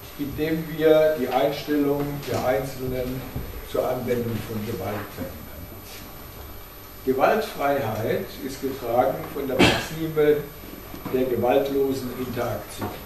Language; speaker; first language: German; native; German